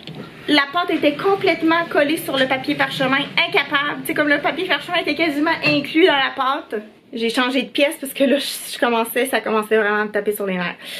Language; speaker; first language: French; native; French